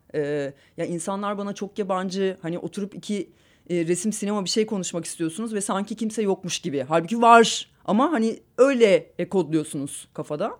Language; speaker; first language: Turkish; native; Turkish